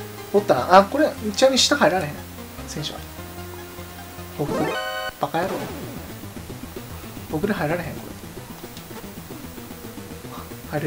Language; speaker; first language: Japanese; native; Japanese